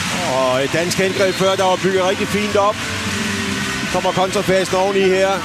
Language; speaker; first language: Danish; native; Danish